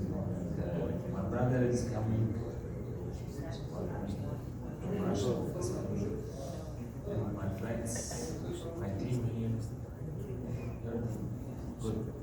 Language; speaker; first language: English; non-native, learner; Russian